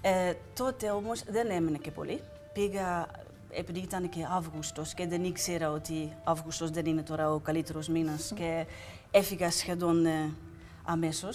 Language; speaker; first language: Greek; non-native, fluent; Dutch